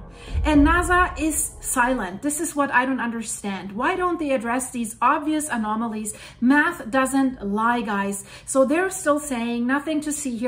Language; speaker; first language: English; non-native, fluent; German